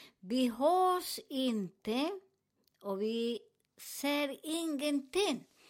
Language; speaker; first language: Swedish; non-native, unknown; Spanish